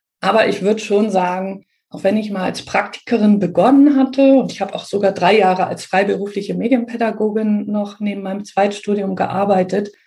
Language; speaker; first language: German; native; German